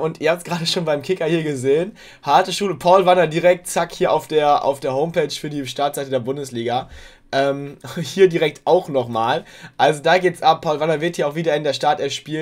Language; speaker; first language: German; native; German